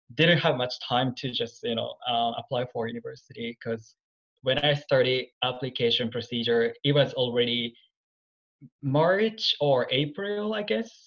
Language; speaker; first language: English; non-native, fluent; Japanese